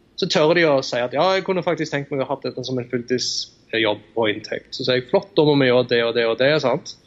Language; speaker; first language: Norwegian; early bilingual, other home language; Tamil